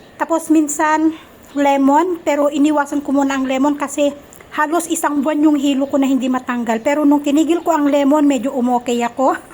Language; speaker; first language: Filipino; native; Filipino